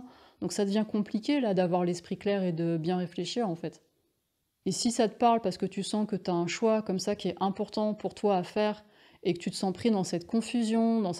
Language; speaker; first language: French; native; French